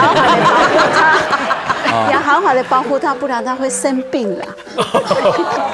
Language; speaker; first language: Chinese; non-native, local second language; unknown